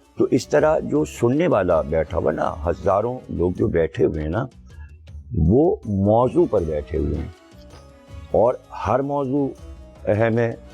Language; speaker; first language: Urdu; native; Urdu